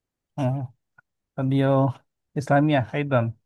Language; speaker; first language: Arabic; non-native, fluent; Indonesian